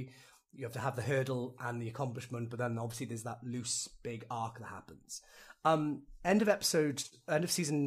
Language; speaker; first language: English; native; English